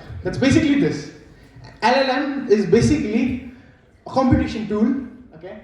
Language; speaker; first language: English; non-native, local second language; Nepali